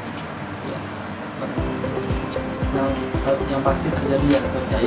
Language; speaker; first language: Indonesian; native; Indonesian